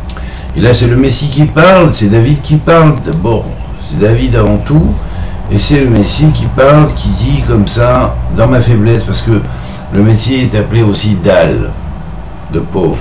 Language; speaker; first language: French; native; French